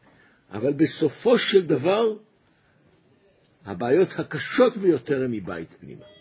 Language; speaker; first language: Hebrew; native; Hebrew